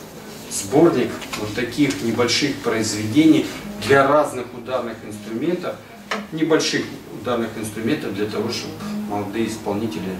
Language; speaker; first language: Russian; native; Russian